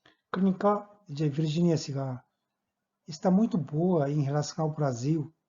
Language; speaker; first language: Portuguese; non-native, fluent; Korean